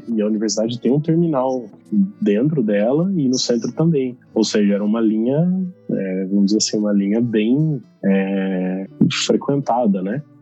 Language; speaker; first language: Portuguese; native; Portuguese